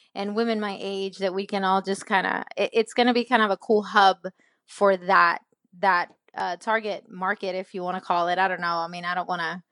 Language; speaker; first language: English; non-native, fluent; Spanish